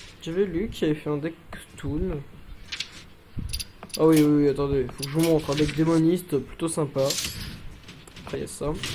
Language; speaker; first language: French; native; French